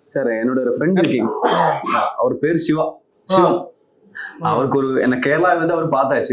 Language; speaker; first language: Tamil; non-native, learner; Malayalam